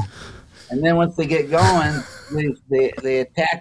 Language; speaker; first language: English; native; English